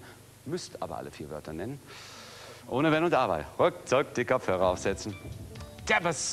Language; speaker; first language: German; native; German